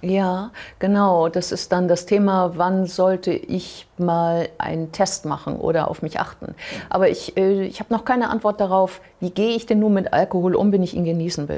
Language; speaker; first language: German; native; German